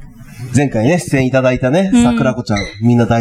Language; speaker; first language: Japanese; native; Japanese